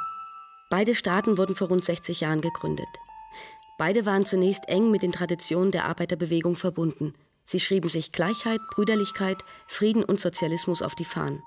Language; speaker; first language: German; native; German